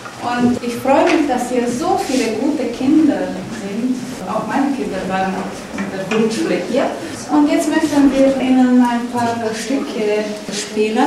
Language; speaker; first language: German; non-native, learner; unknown